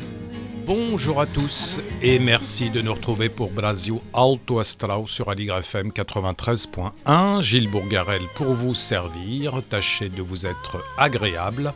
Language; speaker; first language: French; native; French